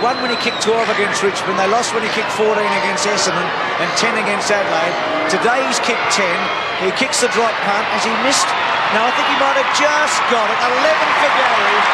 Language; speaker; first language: English; native; English